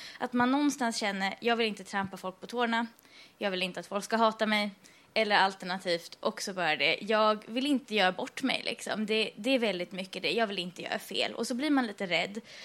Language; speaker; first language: Swedish; early bilingual, other home language; Persian